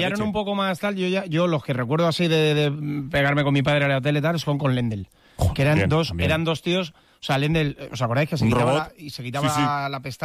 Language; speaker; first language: Spanish; native; Spanish